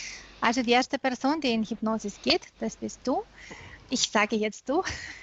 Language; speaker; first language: German; non-native, fluent; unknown